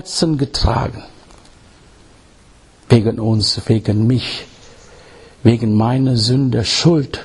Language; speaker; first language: German; non-native, learner; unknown